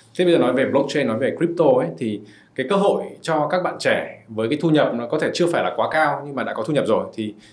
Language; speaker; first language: Vietnamese; early bilingual, heritage; Vietnamese